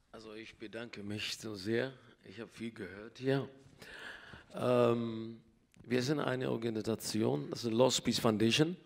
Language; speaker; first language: German; non-native, learner; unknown